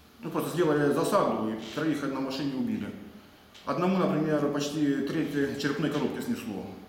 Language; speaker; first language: Russian; native; Russian